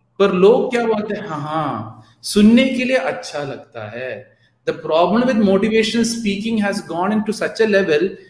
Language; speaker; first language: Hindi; non-native, local second language; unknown